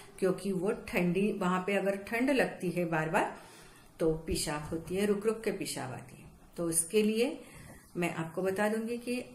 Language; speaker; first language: Hindi; non-native, local second language; Marathi